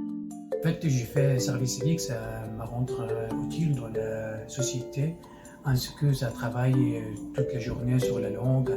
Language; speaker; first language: French; non-native, learner; Arabic